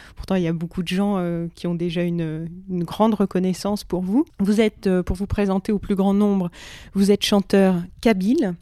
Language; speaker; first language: French; native; French